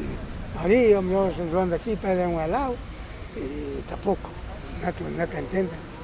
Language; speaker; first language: Portuguese; non-native, local second language; Spanish